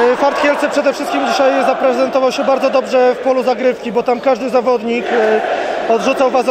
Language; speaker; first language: Polish; native; Polish